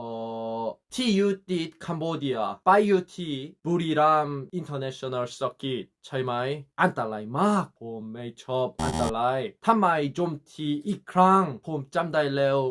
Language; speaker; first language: Thai; non-native, learner; Korean